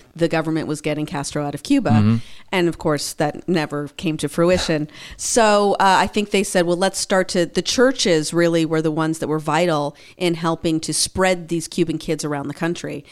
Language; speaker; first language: English; early bilingual, other home language; Spanish